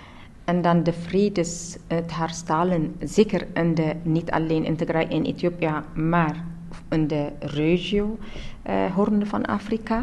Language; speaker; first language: Dutch; non-native, learner; Tigrinya